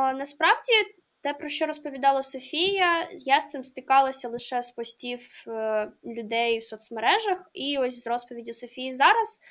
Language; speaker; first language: Ukrainian; non-native, local second language; Russian